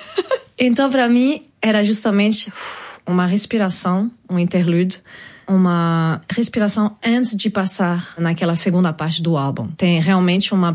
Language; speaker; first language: Portuguese; non-native, fluent; French